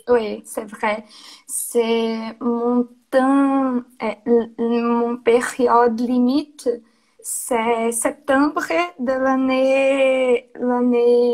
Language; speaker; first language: French; non-native, learner; Portuguese